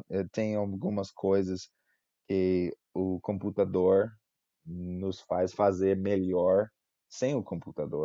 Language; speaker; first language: Portuguese; non-native, fluent; English